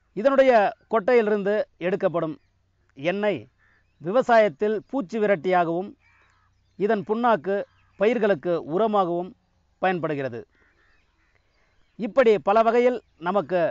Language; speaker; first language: Tamil; native; Tamil